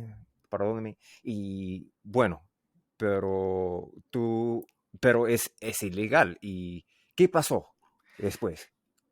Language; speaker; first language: Spanish; non-native, learner; English